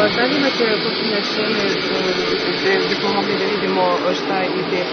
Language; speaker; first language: Russian; native; Russian